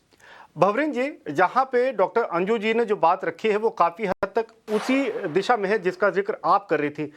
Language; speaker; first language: Hindi; native; Hindi